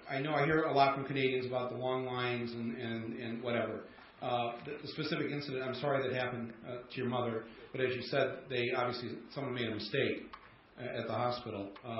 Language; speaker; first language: English; native; English